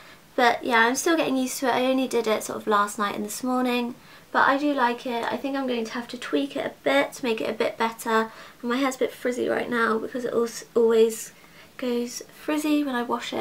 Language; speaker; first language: English; native; English